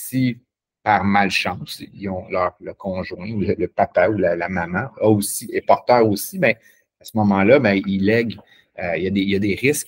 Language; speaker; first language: French; native; French